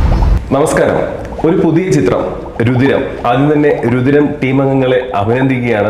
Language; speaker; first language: Malayalam; native; Malayalam